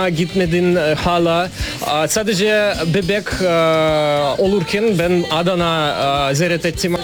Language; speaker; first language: Turkish; non-native, fluent; Russian